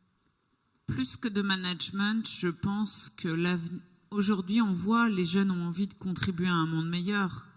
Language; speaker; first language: French; native; French